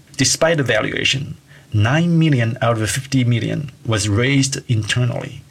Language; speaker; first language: English; non-native, fluent; Chinese